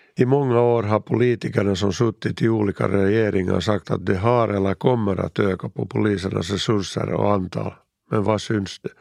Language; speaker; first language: Swedish; native; Swedish